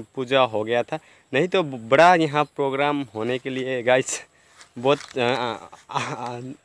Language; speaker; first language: Hindi; non-native, local second language; Nepali